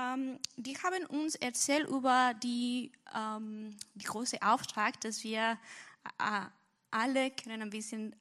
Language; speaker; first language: German; non-native, learner; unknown